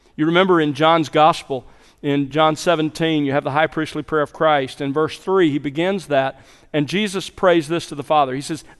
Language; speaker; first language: English; native; English